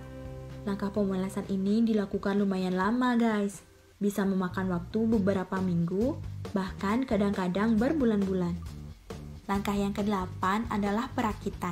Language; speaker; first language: Indonesian; native; Indonesian